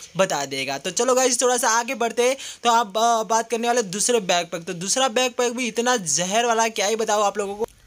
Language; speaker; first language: Hindi; non-native, local second language; Gujarati